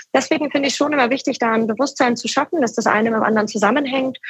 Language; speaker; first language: German; native; German